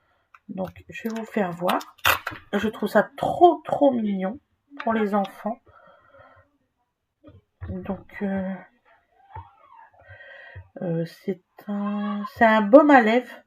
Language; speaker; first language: French; native; French